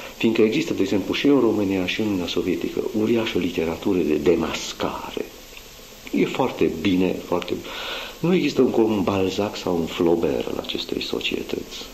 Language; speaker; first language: Romanian; non-native, local second language; Hungarian